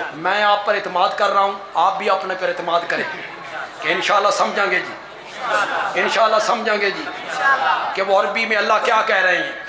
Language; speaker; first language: Urdu; non-native, local second language; Punjabi